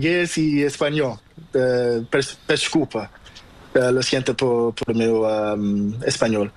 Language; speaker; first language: Spanish; non-native, learner; Portuguese